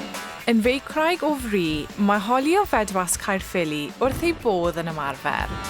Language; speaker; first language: Welsh; native; Welsh